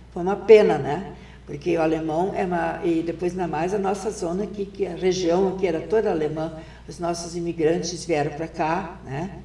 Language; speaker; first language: Portuguese; non-native, local second language; German